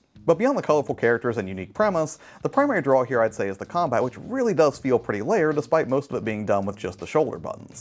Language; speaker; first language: English; native; English